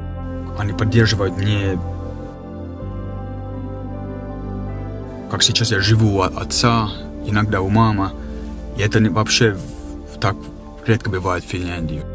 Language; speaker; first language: Russian; non-native, fluent; Finnish